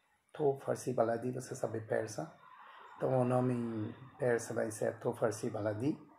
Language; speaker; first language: Portuguese; non-native, fluent; Persian